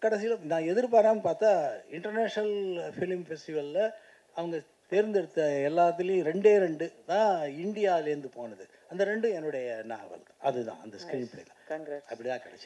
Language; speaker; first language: Tamil; native; Tamil